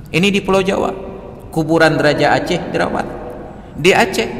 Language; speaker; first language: Indonesian; native; Indonesian